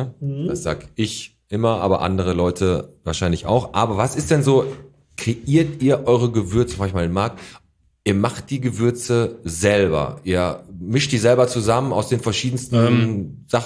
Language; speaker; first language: German; native; German